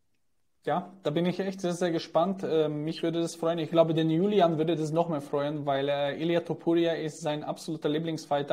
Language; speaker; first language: German; native; German